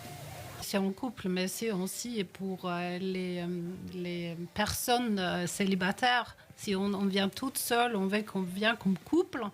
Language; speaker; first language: French; non-native, fluent; Norwegian